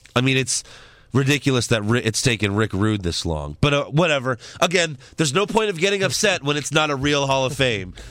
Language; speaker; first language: English; early bilingual, other home language; Italian